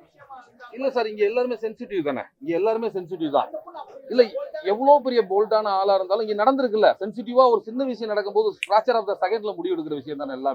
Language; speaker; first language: Tamil; native; Tamil